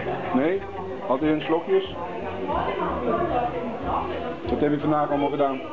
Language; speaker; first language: Dutch; native; Dutch